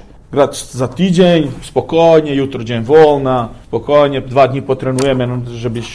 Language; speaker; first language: Polish; non-native, fluent; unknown